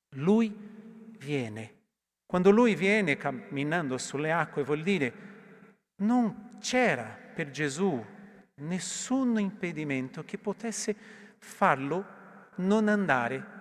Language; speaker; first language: Italian; non-native, learner; Portuguese